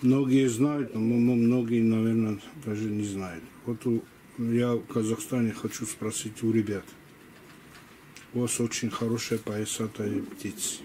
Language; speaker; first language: Russian; non-native, local second language; Georgian